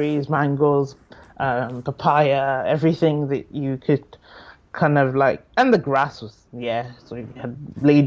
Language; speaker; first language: English; non-native, local second language; Yoruba